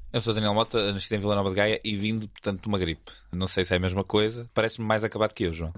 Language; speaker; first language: Portuguese; native; Portuguese